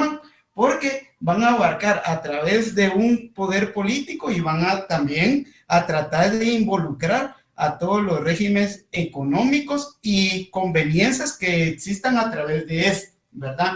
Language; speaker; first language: Spanish; native; Spanish